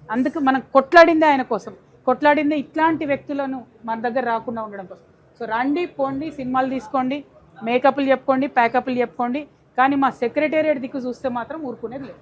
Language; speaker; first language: Telugu; native; Telugu